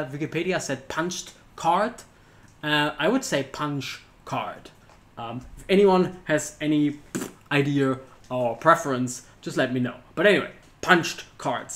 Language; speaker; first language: English; non-native, fluent; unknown